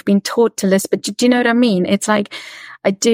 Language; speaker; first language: English; native; English